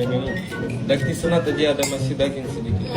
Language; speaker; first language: Indonesian; non-native, learner; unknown